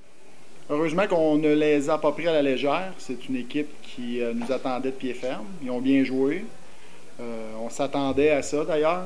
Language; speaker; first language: French; native; French